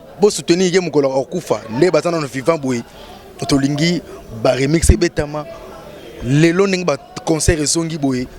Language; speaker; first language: Lingala; non-native, local second language; Kongo